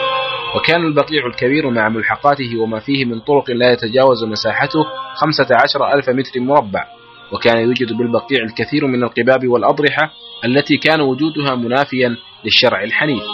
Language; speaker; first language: Arabic; native; Arabic